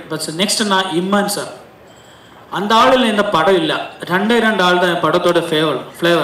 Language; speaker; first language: Tamil; non-native, learner; Malayalam